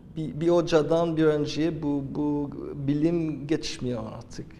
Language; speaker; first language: Turkish; non-native, fluent; French